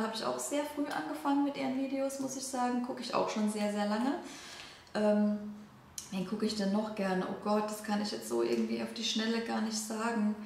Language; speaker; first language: German; native; German